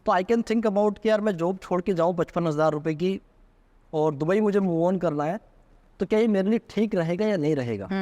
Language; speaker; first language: Hindi; native; Hindi